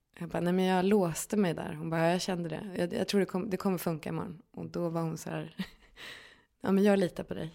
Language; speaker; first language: Swedish; native; Swedish